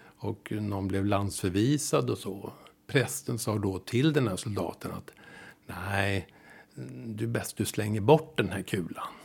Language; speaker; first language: Swedish; native; Swedish